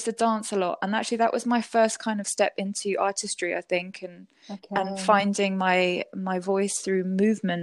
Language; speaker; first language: English; native; English